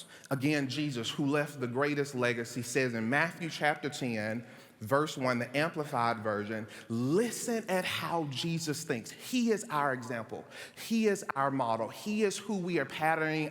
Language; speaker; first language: English; native; English